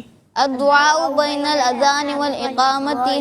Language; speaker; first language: Urdu; native; Urdu